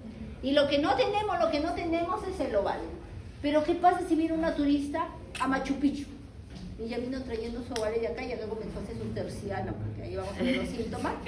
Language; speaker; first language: Spanish; native; Spanish